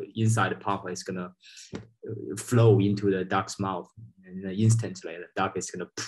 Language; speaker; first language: English; non-native, fluent; Chinese